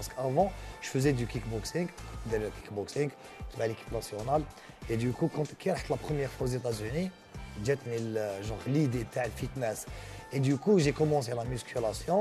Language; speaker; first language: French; non-native, local second language; Arabic